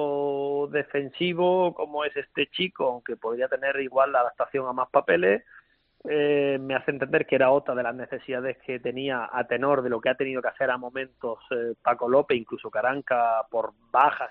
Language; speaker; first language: Spanish; native; Spanish